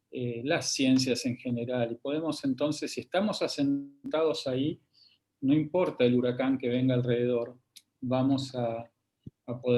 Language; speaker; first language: Spanish; native; Spanish